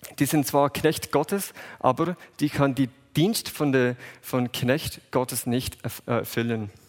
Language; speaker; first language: German; non-native, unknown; English